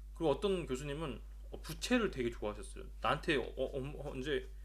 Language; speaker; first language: Korean; native; Korean